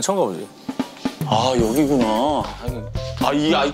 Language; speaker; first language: Korean; native; Korean